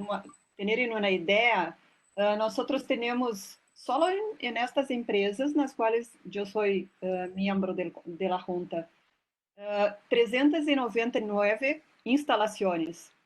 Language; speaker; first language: Spanish; non-native, fluent; Portuguese